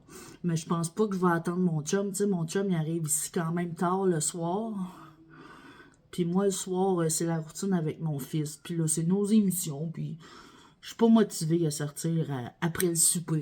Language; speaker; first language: French; native; French